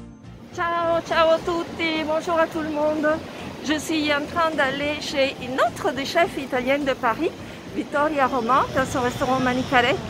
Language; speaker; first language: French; non-native, fluent; Italian